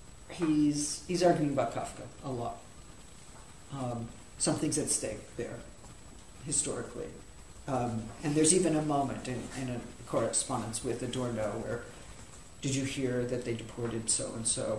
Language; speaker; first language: English; native; English